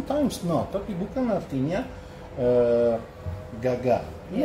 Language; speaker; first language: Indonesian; non-native, learner; English